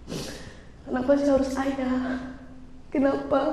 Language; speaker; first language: Indonesian; native; Indonesian